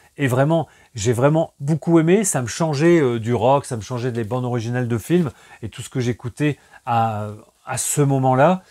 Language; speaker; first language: French; native; French